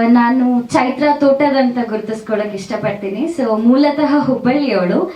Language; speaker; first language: Kannada; native; Kannada